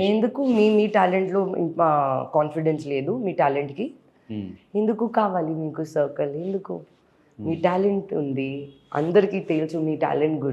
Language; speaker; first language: Telugu; non-native, local second language; Hindi